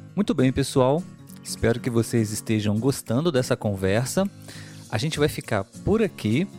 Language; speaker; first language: Portuguese; native; Portuguese